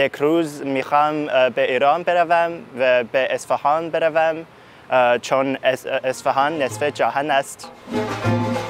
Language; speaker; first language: Persian; non-native, learner; Chinese